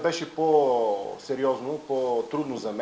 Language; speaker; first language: Bulgarian; native; Bulgarian